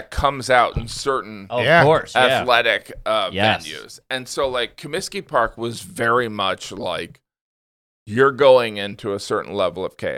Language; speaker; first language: English; native; English